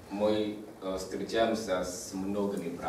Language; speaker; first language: Russian; non-native, learner; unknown